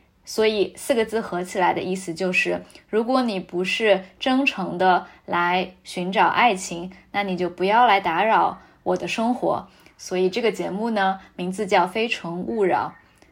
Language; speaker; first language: Chinese; native; Chinese